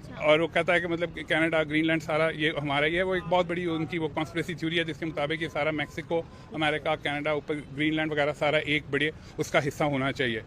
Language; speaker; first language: Urdu; non-native, local second language; Punjabi